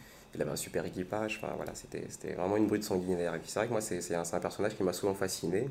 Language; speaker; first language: French; native; French